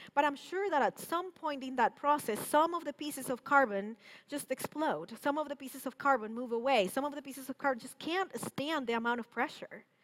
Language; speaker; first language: English; non-native, fluent; Spanish